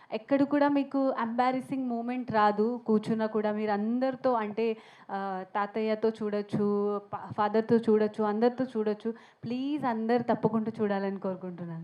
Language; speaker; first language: Telugu; non-native, learner; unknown